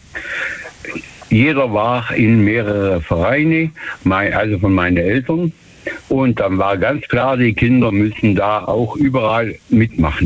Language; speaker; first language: German; native; German